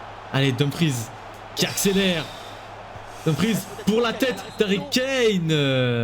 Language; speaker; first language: French; native; French